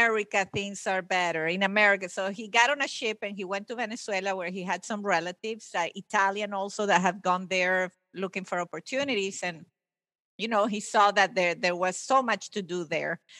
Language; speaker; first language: English; non-native, fluent; Italian